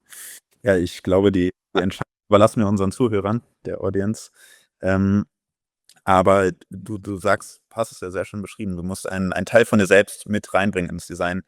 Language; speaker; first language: German; native; German